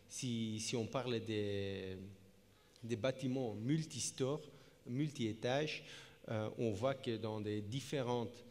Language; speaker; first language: French; non-native, fluent; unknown